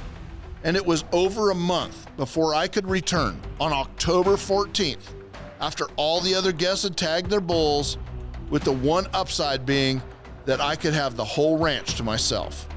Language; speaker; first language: English; native; English